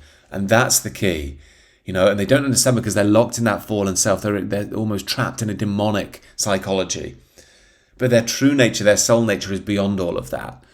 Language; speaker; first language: English; native; English